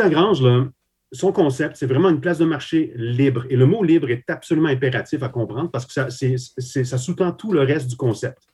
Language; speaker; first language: French; early bilingual, other home language; Slovak